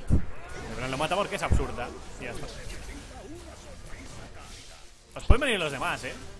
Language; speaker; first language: Spanish; native; Spanish